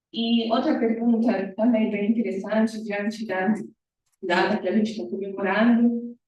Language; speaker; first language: Portuguese; non-native, fluent; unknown